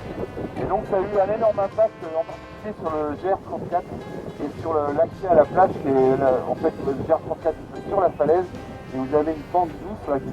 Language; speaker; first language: French; native; French